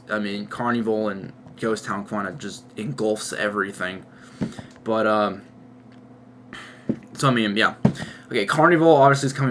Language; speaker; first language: English; native; English